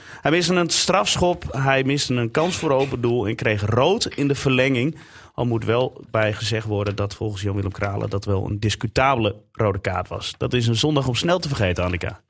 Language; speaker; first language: Dutch; native; Dutch